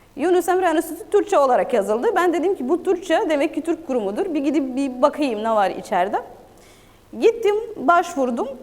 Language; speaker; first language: Turkish; non-native, fluent; Arabic